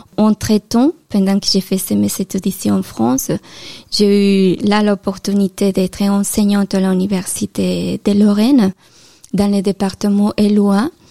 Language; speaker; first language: French; non-native, fluent; Spanish